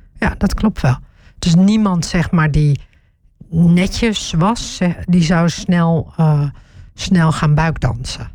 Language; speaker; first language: Dutch; early bilingual, other home language; Turkish